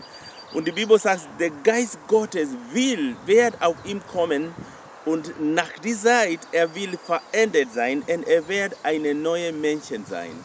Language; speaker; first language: German; non-native, learner; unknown